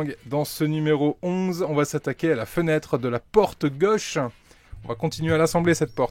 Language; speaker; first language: French; native; French